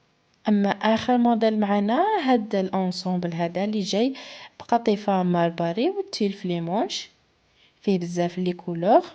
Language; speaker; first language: Arabic; native; Arabic